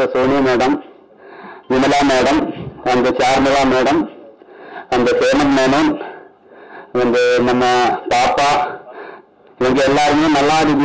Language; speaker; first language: Tamil; non-native, learner; Malayalam